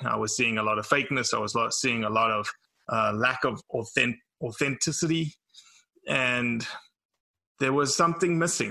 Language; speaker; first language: English; native; English